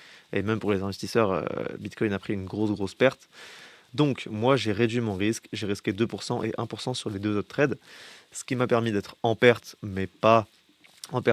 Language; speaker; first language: French; native; French